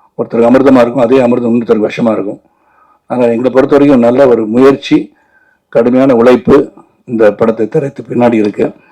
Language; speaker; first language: Tamil; native; Tamil